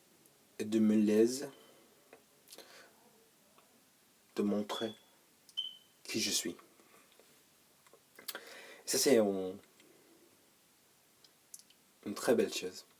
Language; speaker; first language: French; non-native, learner; English